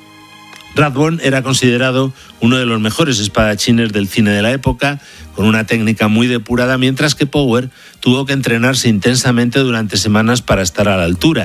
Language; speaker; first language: Spanish; native; Spanish